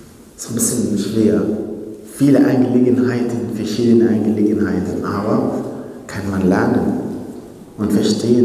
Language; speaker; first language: German; non-native, fluent; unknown